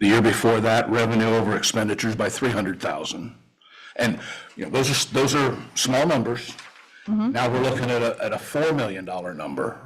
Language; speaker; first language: English; native; English